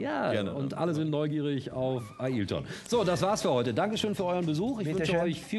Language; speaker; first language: German; native; German